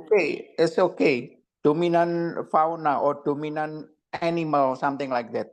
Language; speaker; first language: English; non-native, learner; Indonesian